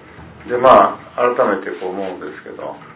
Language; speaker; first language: Japanese; native; Japanese